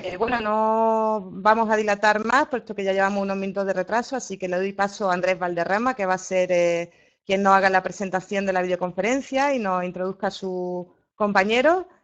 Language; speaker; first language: Spanish; native; Spanish